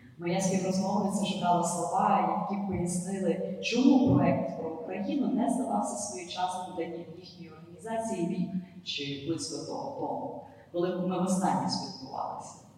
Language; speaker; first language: Ukrainian; native; Ukrainian